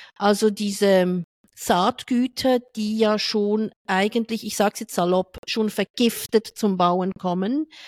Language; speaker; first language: German; native; German